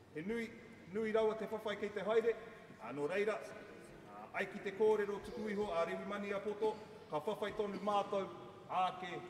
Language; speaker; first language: Māori; native; Māori